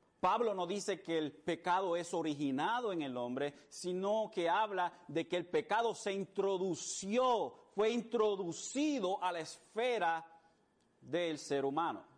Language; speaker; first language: Spanish; early bilingual, heritage; Spanish